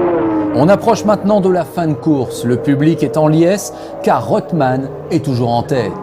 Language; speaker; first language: French; native; French